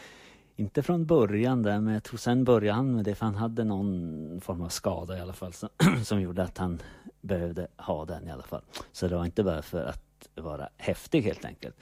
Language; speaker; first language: Swedish; native; Swedish